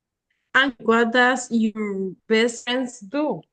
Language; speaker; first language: English; non-native, learner; Spanish